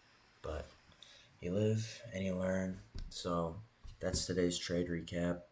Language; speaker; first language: English; native; English